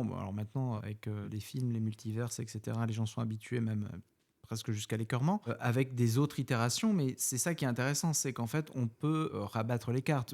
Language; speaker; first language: French; native; French